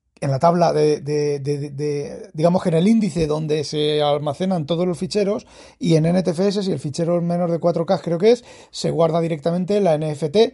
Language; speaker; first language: Spanish; native; Spanish